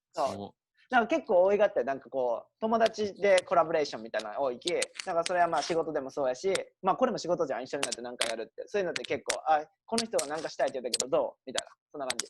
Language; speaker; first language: Japanese; native; Japanese